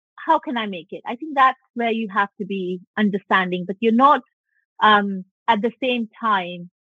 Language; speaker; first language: English; non-native, local second language; Punjabi